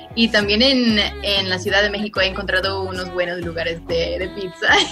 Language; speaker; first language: Spanish; early bilingual, heritage; Spanish